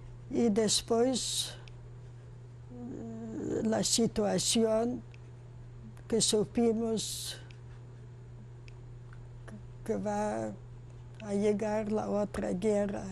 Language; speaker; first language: Spanish; non-native, fluent; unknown